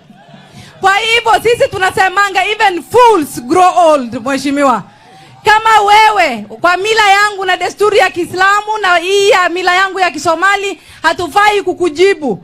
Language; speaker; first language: Swahili; non-native, local second language; Somali